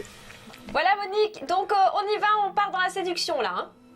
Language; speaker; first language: French; native; French